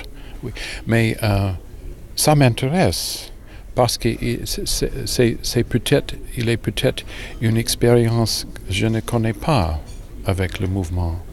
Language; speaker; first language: French; non-native, learner; English